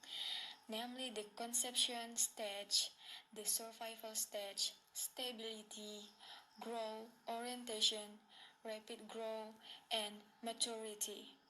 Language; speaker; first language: English; non-native, learner; Indonesian